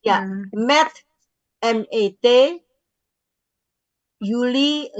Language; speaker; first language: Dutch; non-native, fluent; Indonesian